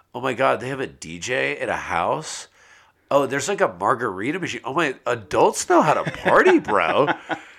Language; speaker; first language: English; native; English